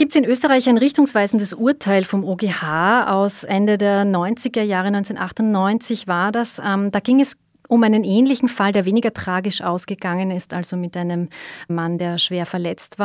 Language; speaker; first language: German; native; German